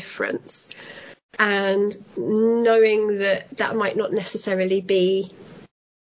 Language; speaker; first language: English; native; English